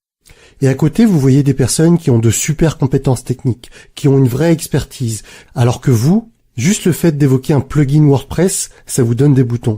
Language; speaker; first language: French; native; French